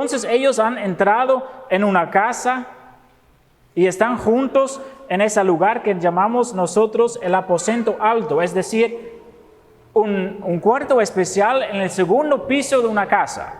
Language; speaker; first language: Spanish; non-native, fluent; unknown